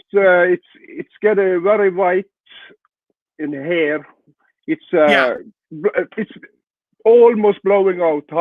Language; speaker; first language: English; non-native, learner; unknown